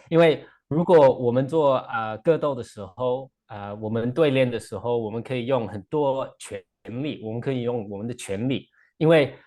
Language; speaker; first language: Chinese; non-native, fluent; English